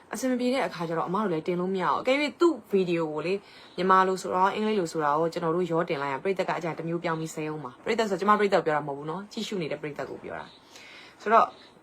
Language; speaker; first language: Burmese; native; Burmese